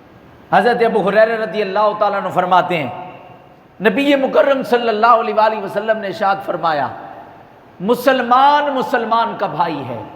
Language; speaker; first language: Urdu; native; Urdu